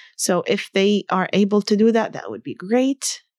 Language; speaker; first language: English; early bilingual, other home language; Arabic